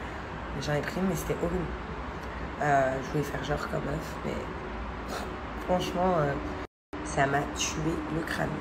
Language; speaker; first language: French; native; French